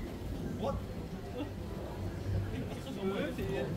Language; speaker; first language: Dutch; native; Dutch